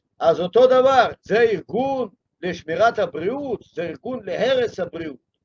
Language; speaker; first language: Hebrew; non-native, fluent; Russian